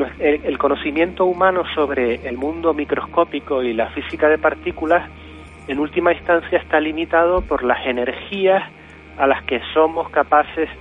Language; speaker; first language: Spanish; native; Spanish